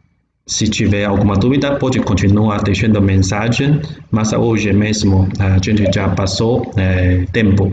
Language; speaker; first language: Portuguese; non-native, learner; Chinese